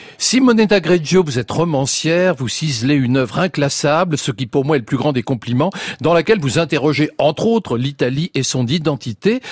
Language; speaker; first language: French; native; French